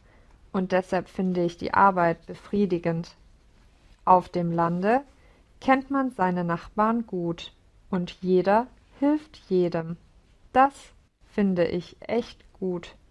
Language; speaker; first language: German; non-native, learner; English